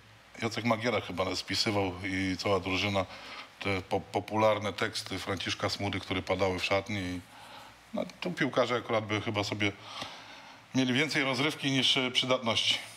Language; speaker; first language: Polish; native; Polish